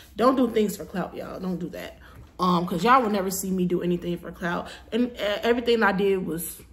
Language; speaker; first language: English; native; English